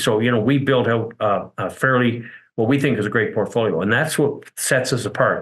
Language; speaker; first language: English; native; English